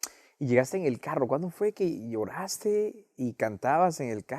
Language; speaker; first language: Spanish; native; Spanish